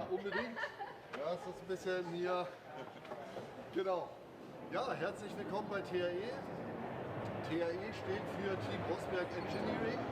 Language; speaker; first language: German; native; German